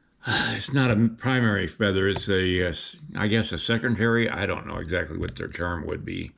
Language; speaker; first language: English; native; English